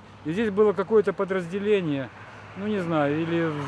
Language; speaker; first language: Russian; native; Russian